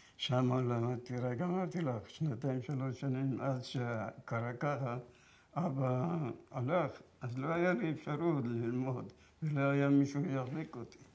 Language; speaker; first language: Hebrew; non-native, fluent; Persian